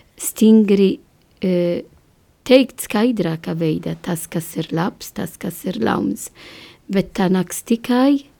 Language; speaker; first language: Latvian; non-native, learner; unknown